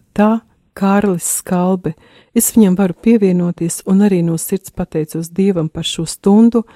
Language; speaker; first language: Latvian; native; Latvian